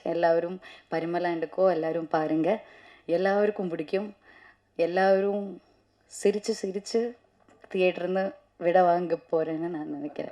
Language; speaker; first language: Tamil; non-native, learner; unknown